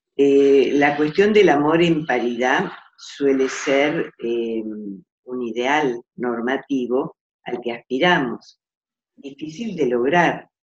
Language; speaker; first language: Spanish; native; Spanish